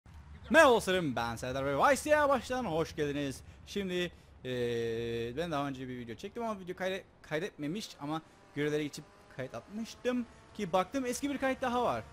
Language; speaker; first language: Turkish; native; Turkish